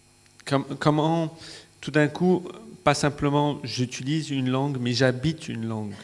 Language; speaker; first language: French; non-native, local second language; Arabic